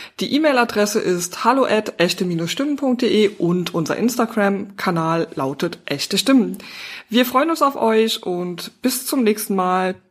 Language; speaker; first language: German; native; German